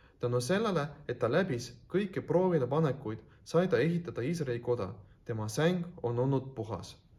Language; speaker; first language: Estonian; non-native, local second language; Russian